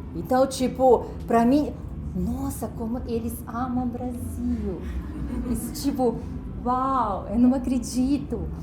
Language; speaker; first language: Portuguese; non-native, fluent; Ukrainian